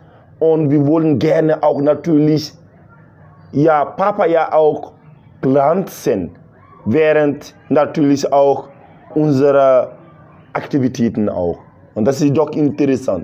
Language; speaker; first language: German; non-native, learner; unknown